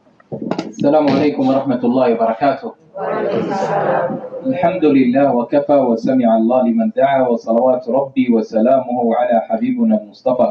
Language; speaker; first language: Arabic; native; Arabic